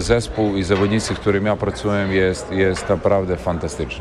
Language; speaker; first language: Polish; non-native, learner; Serbian